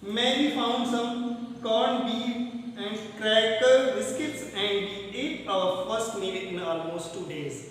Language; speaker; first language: English; non-native, local second language; Hindi